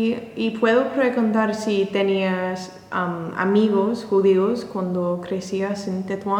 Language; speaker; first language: Spanish; non-native, learner; English